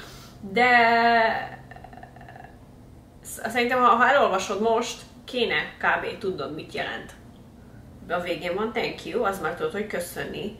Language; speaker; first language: Hungarian; early bilingual, heritage; English